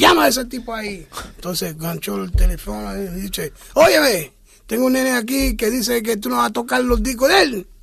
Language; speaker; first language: Spanish; early bilingual, heritage; English